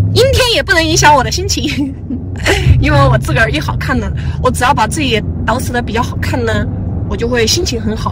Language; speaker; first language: Chinese; native; Chinese